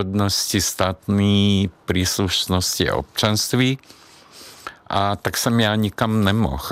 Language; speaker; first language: Czech; non-native, fluent; Hungarian